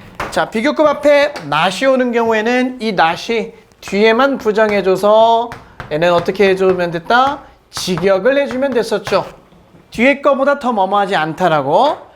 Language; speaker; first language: Korean; native; Korean